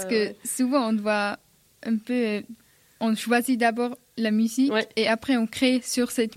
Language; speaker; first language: French; non-native, fluent; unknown